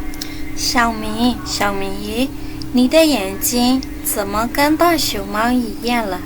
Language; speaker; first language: Chinese; non-native, fluent; Burmese